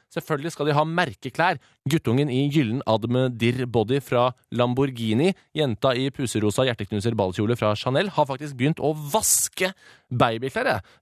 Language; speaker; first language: Norwegian; native; Norwegian